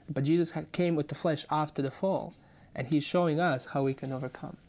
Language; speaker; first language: English; non-native, fluent; Croatian